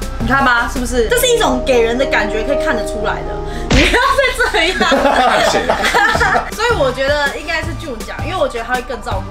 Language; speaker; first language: Chinese; native; Chinese